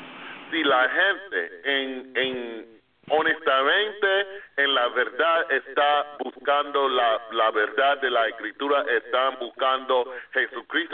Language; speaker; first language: Spanish; non-native, fluent; English